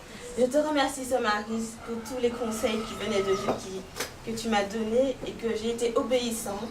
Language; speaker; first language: French; native; French